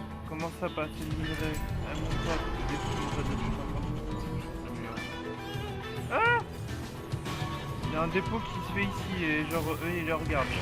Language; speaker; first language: French; native; French